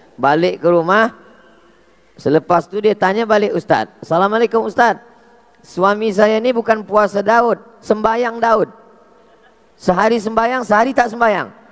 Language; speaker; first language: Indonesian; native; Indonesian